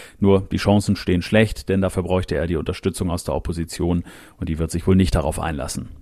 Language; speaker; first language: German; native; German